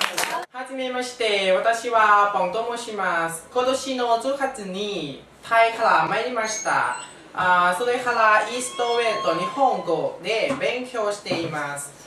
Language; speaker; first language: Japanese; non-native, learner; Thai